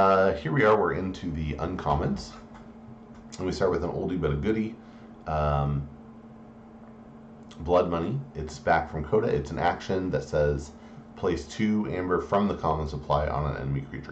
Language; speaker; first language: English; native; English